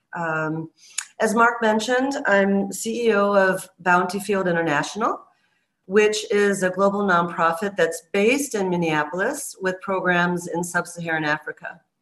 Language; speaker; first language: English; native; English